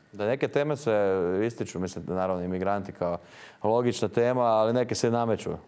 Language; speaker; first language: Croatian; native; Croatian